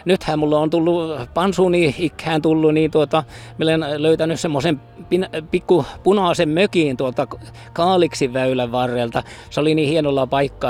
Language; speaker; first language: Finnish; early bilingual, heritage; Finnish